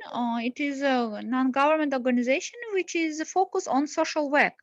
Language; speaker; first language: English; non-native, learner; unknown